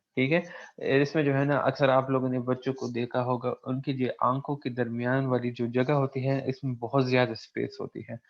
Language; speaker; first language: Urdu; non-native, local second language; Pashto